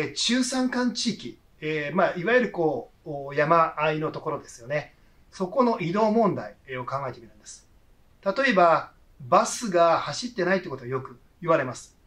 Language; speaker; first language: Japanese; native; Japanese